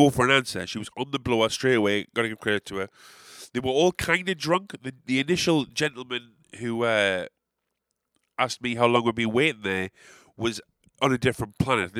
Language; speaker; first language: English; native; English